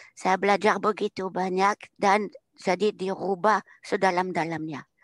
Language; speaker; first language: Indonesian; non-native, fluent; French